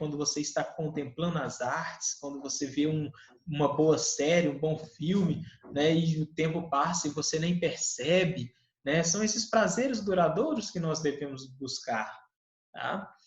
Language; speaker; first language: Portuguese; native; Portuguese